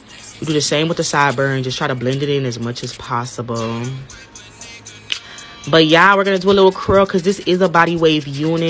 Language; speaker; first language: English; native; English